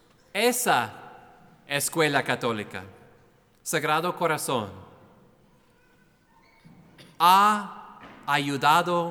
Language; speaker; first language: Spanish; non-native, fluent; English